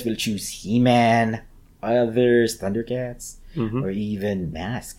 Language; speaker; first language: English; non-native, local second language; Filipino